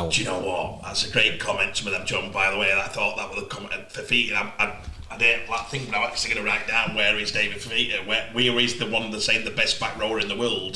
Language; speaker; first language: English; native; English